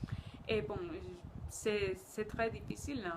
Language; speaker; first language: French; non-native, learner; Spanish